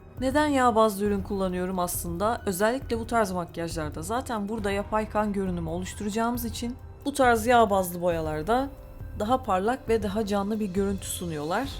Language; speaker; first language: Turkish; native; Turkish